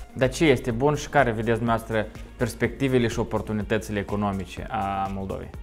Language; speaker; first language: Romanian; native; Romanian